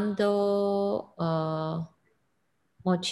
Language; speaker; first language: Spanish; non-native, learner; English